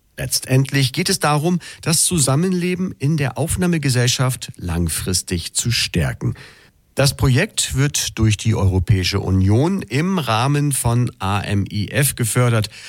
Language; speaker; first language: German; native; German